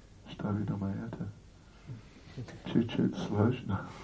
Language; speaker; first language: Russian; non-native, learner; English